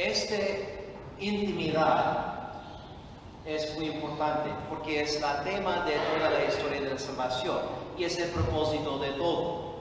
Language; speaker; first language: Spanish; non-native, fluent; English